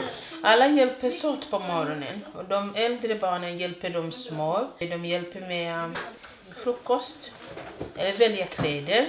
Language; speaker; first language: Swedish; non-native, fluent; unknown